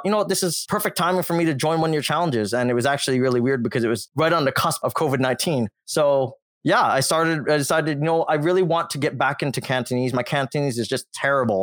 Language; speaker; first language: English; native; English